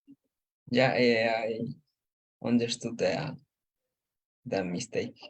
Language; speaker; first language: English; non-native, learner; Spanish